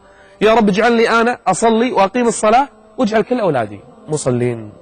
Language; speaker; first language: Arabic; native; Arabic